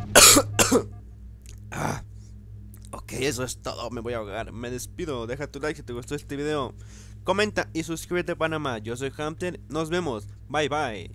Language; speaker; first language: Spanish; native; Spanish